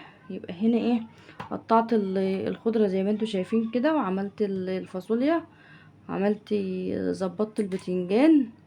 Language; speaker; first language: Arabic; native; Arabic